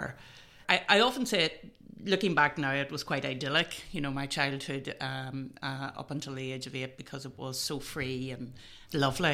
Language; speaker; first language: English; native; English